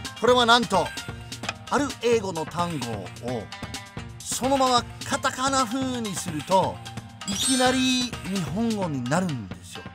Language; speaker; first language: Japanese; non-native, fluent; English